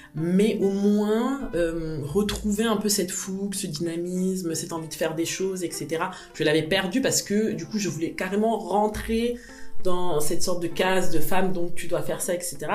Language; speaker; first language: French; native; French